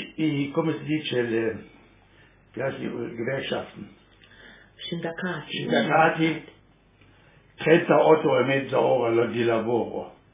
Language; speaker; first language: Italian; non-native, learner; German